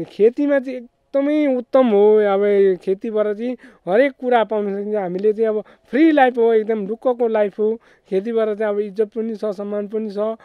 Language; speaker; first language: Nepali; native; Nepali